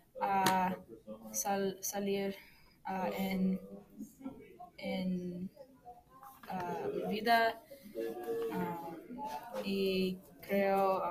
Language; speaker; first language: Spanish; non-native, learner; English